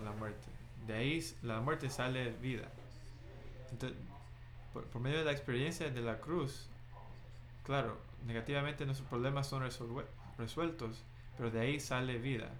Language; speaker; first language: Spanish; non-native, fluent; English